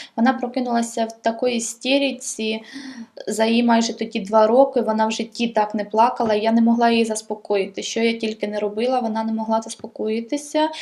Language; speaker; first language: Ukrainian; native; Ukrainian